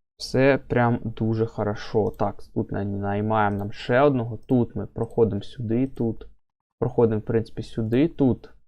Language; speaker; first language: Ukrainian; non-native, local second language; Russian